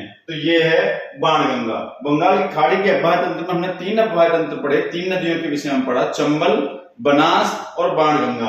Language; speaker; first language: Hindi; native; Hindi